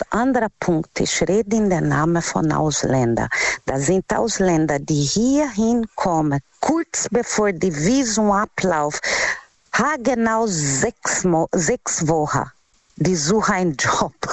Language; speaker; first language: German; non-native, learner; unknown